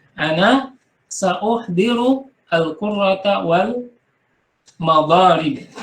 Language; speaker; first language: Arabic; non-native, fluent; Indonesian